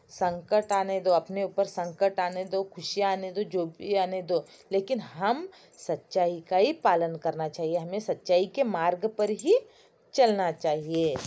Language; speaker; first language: Hindi; non-native, local second language; Kannada